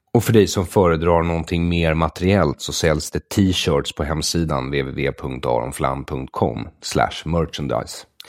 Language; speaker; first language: Swedish; native; Swedish